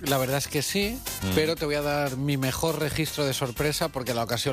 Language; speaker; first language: Spanish; native; Spanish